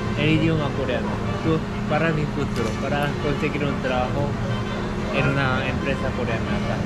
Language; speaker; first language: Spanish; non-native, learner; Korean